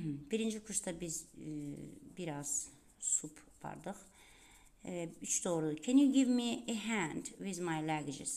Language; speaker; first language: English; non-native, fluent; Azerbaijani